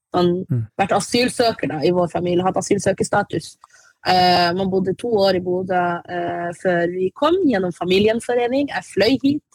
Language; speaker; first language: Norwegian; early bilingual, other home language; Arabic